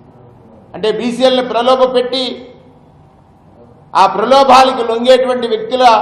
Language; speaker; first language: Telugu; native; Telugu